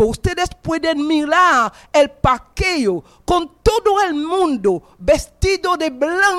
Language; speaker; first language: Spanish; non-native, fluent; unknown